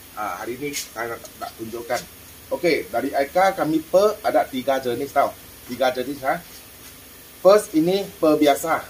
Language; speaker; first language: Malay; non-native, local second language; Min Nan Chinese